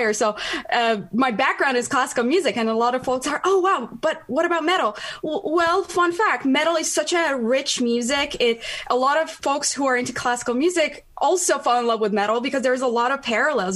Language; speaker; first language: English; non-native, fluent; Persian